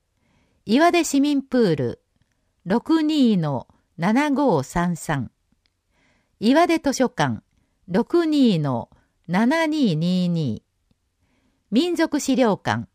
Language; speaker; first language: Japanese; native; Japanese